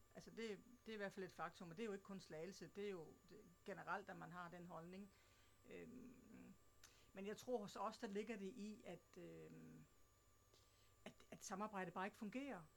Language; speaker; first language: Danish; native; Danish